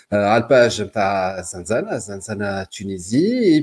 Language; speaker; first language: French; non-native, local second language; Arabic